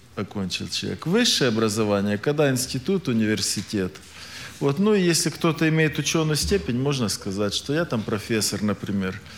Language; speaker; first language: Russian; native; Russian